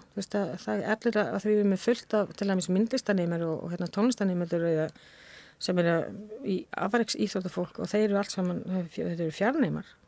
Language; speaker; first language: Icelandic; non-native, fluent; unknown